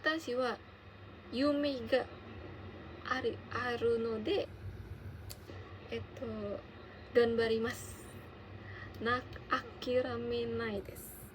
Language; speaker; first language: Japanese; non-native, learner; Indonesian